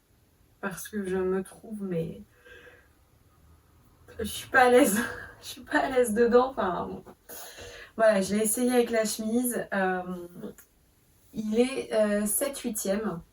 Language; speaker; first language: French; native; French